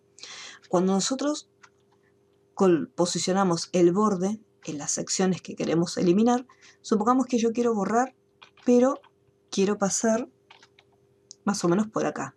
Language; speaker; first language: Spanish; native; Spanish